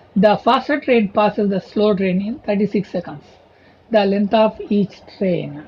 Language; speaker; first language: English; non-native, local second language; Telugu